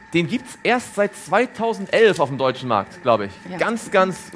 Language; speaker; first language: German; native; German